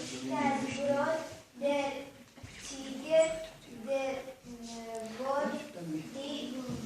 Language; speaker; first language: German; non-native, learner; Russian